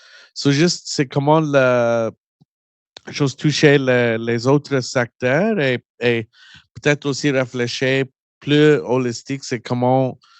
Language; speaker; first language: French; non-native, learner; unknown